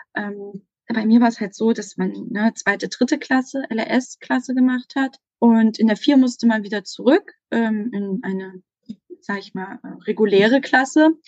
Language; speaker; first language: German; native; German